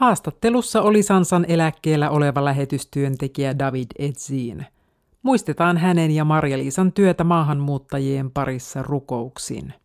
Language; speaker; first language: Finnish; native; Finnish